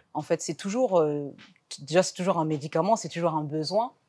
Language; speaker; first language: French; native; French